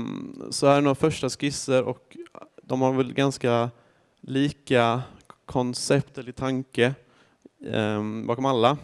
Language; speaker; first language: Swedish; native; Swedish